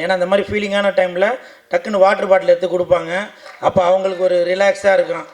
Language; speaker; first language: Tamil; native; Tamil